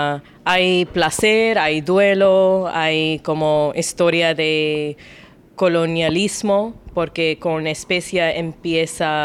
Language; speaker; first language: Spanish; non-native, learner; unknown